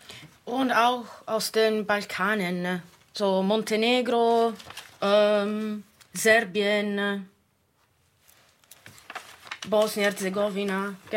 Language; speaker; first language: German; non-native, fluent; Italian